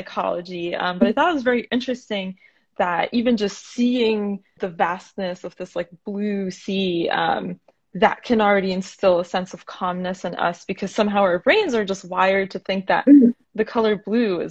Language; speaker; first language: English; native; English